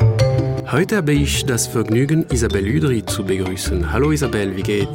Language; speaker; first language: German; non-native, fluent; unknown